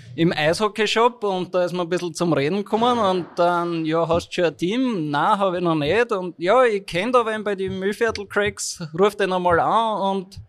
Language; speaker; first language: German; native; German